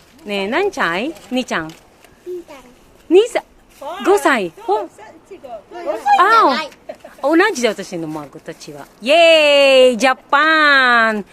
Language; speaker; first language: Japanese; non-native, fluent; Filipino